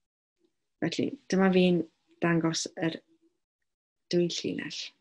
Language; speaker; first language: Welsh; non-native, local second language; English